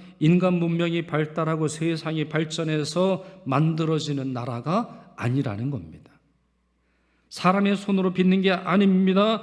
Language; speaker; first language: Korean; native; Korean